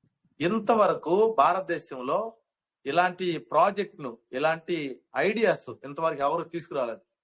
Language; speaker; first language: Telugu; native; Telugu